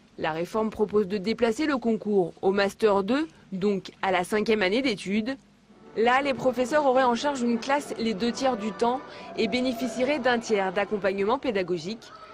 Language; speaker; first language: French; native; French